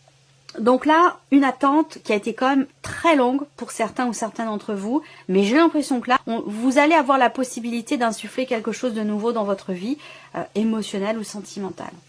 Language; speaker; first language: French; native; French